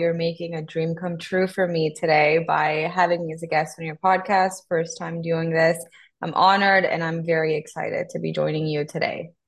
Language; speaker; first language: English; non-native, fluent; Spanish